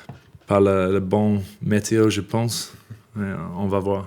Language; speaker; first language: French; non-native, learner; English